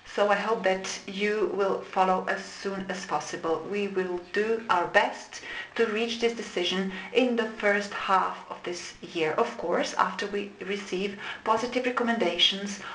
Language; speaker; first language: English; non-native, fluent; Slovenian